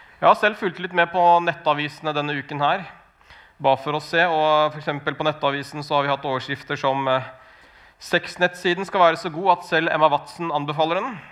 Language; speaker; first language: Norwegian; native; Norwegian